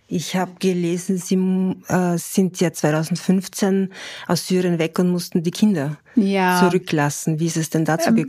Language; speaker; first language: German; native; German